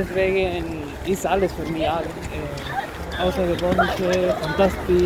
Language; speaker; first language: German; non-native, learner; Spanish